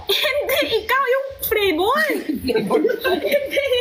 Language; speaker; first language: Filipino; non-native, learner; Chinese